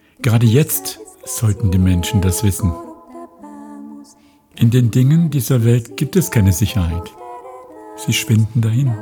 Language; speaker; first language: German; native; German